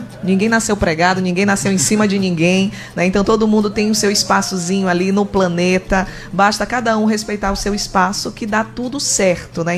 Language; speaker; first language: Portuguese; native; Portuguese